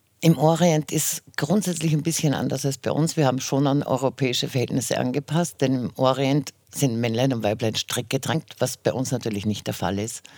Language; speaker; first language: German; native; German